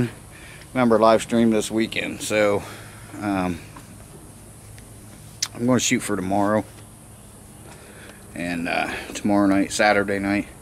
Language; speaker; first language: English; native; English